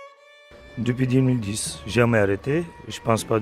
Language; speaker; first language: French; non-native, learner; Romanian